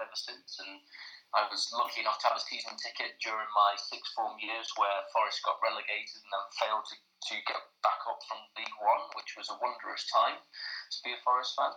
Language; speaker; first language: English; native; English